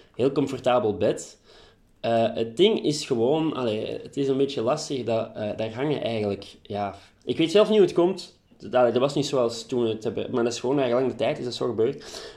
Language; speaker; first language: Dutch; native; Dutch